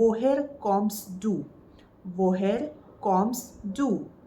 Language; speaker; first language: German; non-native, learner; Marathi